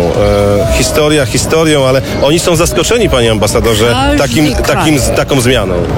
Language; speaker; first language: Polish; native; Polish